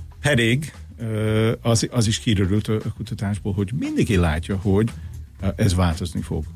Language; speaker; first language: Hungarian; non-native, fluent; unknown